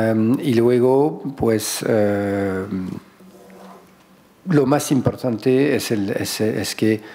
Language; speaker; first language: Spanish; non-native, fluent; French